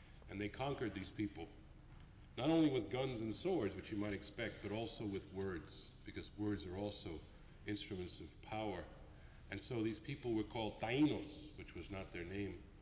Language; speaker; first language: English; native; English